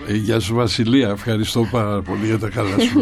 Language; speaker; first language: Greek; native; Greek